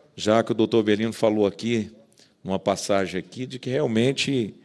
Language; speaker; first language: Portuguese; native; Portuguese